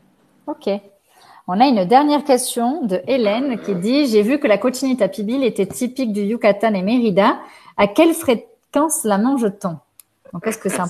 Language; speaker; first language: French; native; French